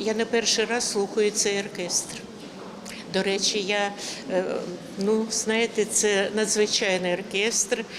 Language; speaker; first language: Ukrainian; non-native, local second language; Russian